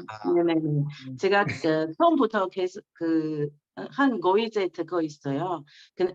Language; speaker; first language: Korean; non-native, learner; Chinese